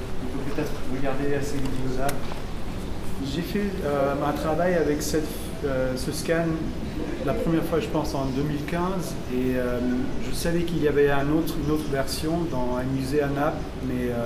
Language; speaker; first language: French; non-native, fluent; German